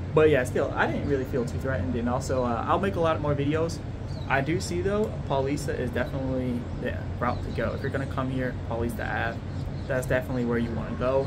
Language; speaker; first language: English; native; English